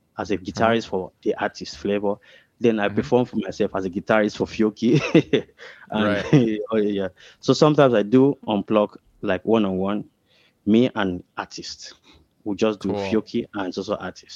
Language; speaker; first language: English; non-native, local second language; Ibibio